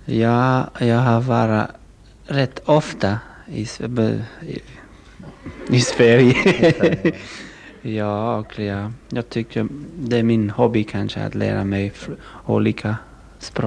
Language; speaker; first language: Swedish; non-native, learner; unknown